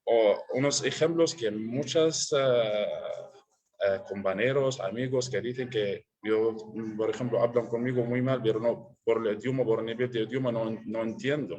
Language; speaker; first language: Spanish; non-native, learner; Arabic